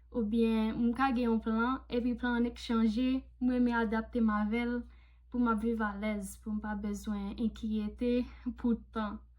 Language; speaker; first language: Haitian Creole; non-native, fluent; English